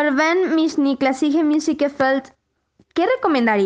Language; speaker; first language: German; non-native, learner; Spanish